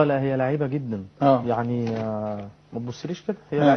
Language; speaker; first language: Arabic; native; Arabic